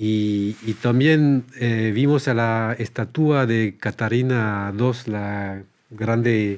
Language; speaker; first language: Spanish; non-native, fluent; French